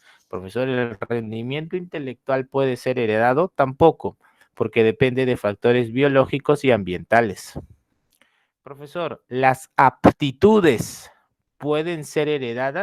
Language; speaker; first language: Spanish; native; Spanish